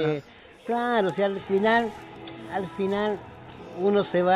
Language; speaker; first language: Spanish; native; Spanish